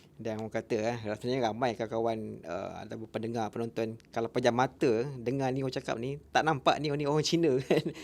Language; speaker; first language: Malay; native; Malay